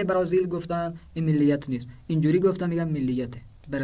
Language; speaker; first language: Persian; non-native, fluent; Urdu